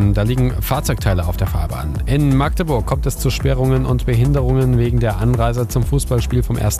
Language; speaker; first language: German; native; German